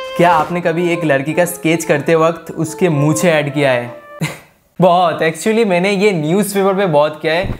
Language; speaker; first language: Hindi; non-native, local second language; Bangla